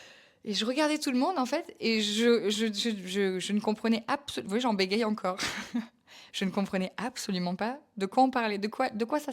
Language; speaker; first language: French; native; French